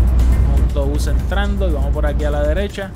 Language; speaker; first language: Spanish; native; Spanish